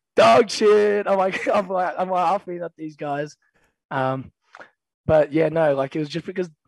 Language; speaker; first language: English; native; English